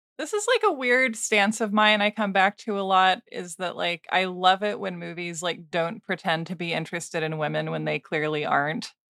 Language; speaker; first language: English; native; English